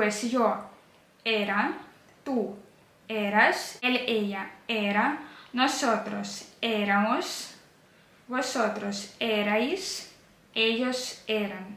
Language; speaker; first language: Spanish; non-native, fluent; Ukrainian